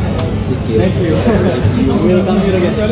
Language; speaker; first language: English; non-native, learner; Indonesian